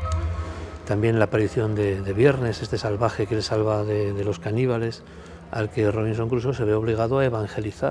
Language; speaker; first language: Spanish; native; Spanish